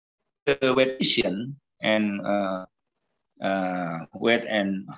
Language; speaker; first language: English; non-native, learner; Indonesian